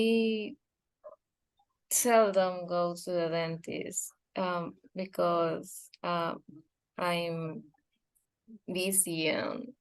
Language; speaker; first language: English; non-native, learner; Spanish